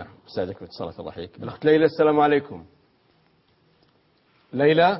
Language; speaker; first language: Arabic; native; Arabic